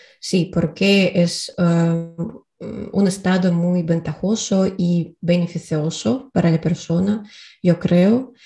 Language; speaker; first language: Spanish; non-native, learner; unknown